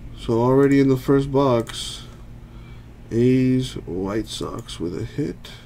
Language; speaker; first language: English; native; English